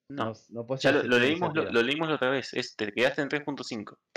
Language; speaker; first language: Spanish; native; Spanish